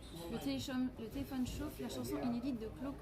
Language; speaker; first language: French; native; French